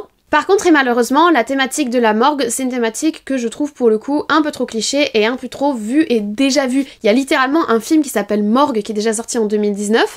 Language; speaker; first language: French; native; French